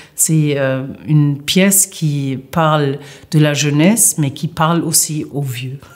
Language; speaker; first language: French; non-native, fluent; German